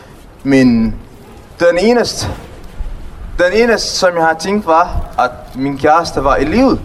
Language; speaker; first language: Danish; non-native, learner; Tigrinya